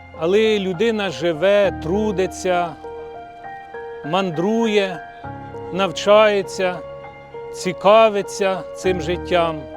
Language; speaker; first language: Ukrainian; native; Ukrainian